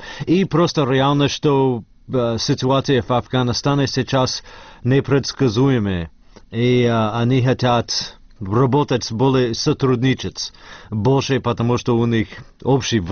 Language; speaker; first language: Russian; non-native, fluent; English